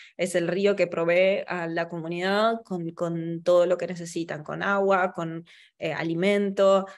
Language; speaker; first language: Spanish; native; Spanish